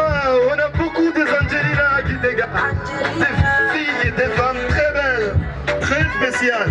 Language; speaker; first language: French; non-native, local second language; Rundi